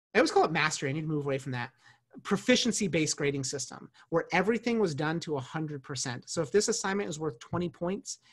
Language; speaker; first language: English; native; English